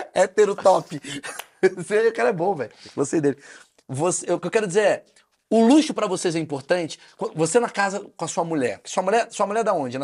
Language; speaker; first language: Portuguese; native; Portuguese